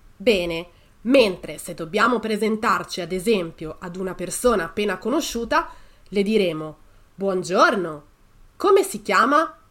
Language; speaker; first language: Italian; native; Italian